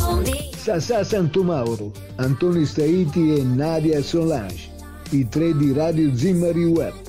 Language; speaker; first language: Italian; native; Italian